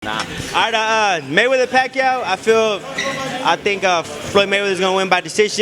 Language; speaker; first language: English; native; English